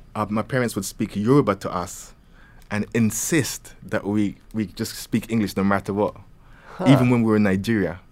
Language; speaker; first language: English; native; English